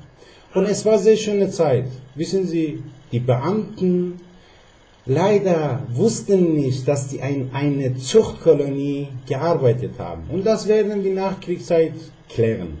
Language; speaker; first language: German; non-native, fluent; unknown